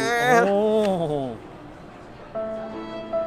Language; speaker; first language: Indonesian; non-native, learner; Korean